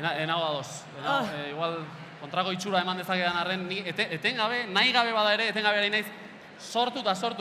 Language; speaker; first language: Basque; native; Basque